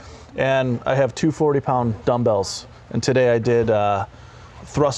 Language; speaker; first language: English; native; English